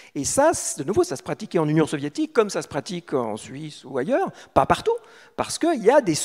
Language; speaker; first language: French; native; French